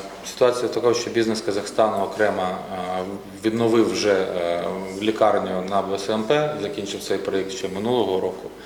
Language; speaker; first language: Ukrainian; native; Ukrainian